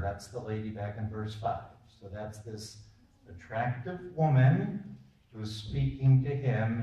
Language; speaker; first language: English; native; English